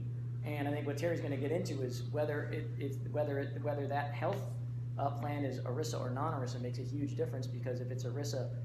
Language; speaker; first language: English; native; English